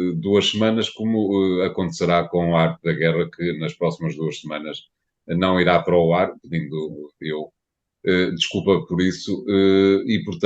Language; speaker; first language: Portuguese; native; Portuguese